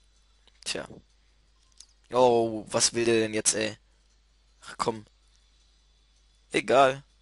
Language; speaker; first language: German; native; German